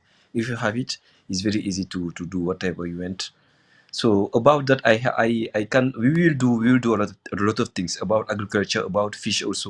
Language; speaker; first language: English; non-native, local second language; Wolof